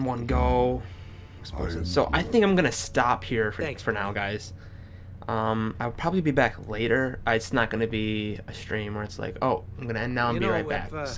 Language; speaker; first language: English; native; English